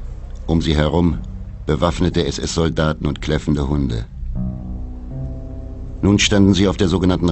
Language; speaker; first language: German; native; German